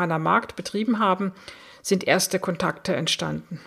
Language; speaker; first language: German; native; German